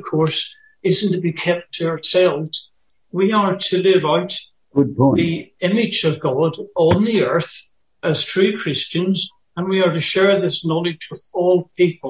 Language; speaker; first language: English; native; English